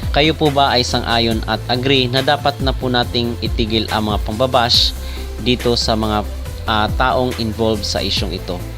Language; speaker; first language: Filipino; native; Filipino